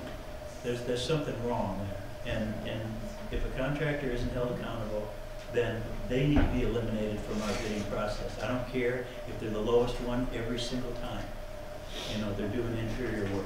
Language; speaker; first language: English; native; English